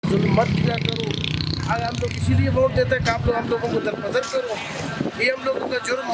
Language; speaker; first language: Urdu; non-native, local second language; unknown